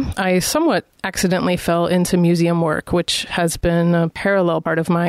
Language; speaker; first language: English; native; English